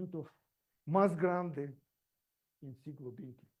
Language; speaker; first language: Spanish; non-native, learner; Russian